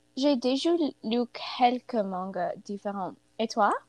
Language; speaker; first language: French; non-native, learner; English